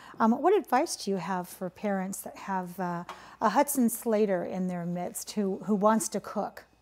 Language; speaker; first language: English; native; English